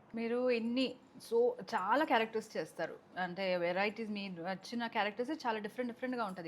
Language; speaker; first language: Telugu; non-native, local second language; Kannada